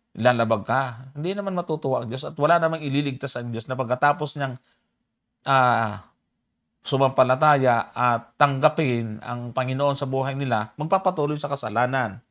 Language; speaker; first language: Filipino; native; Filipino